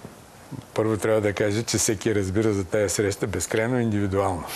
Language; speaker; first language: Bulgarian; native; Bulgarian